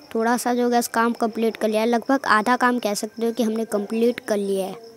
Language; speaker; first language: Hindi; non-native, local second language; Gujarati